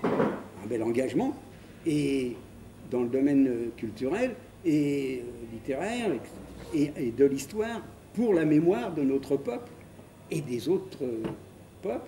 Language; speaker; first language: French; native; French